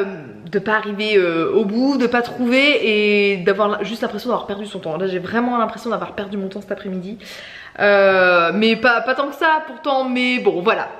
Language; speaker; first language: French; native; French